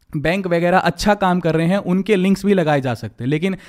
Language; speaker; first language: Hindi; native; Hindi